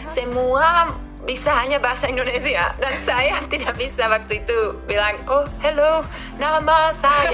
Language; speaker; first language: Indonesian; non-native, fluent; Czech